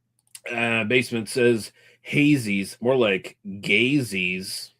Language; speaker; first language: English; native; English